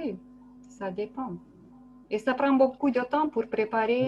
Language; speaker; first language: French; non-native, fluent; Lithuanian